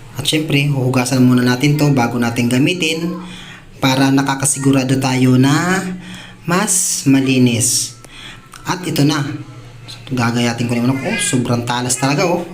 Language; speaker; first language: Filipino; native; Filipino